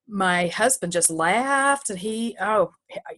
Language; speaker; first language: English; native; English